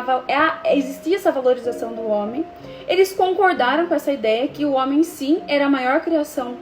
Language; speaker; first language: Portuguese; native; Portuguese